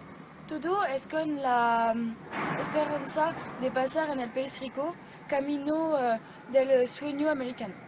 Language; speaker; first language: Spanish; non-native, learner; French